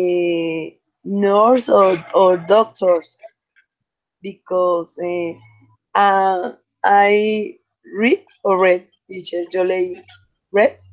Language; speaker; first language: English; non-native, learner; Spanish